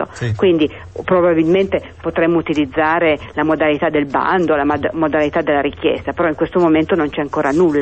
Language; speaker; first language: Italian; native; Italian